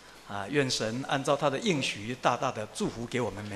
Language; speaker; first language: Chinese; native; Chinese